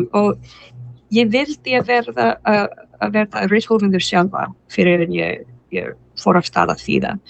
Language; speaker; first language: Icelandic; non-native, fluent; English